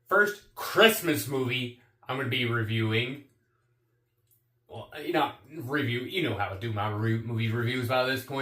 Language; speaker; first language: English; native; English